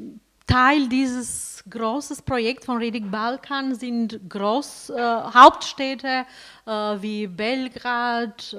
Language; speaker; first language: German; non-native, fluent; Albanian